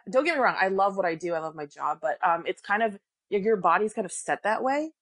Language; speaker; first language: English; early bilingual, other home language; Korean